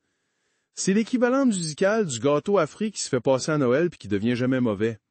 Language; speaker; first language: French; native; French